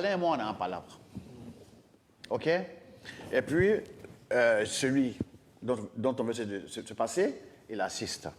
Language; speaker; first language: French; non-native, local second language; Dyula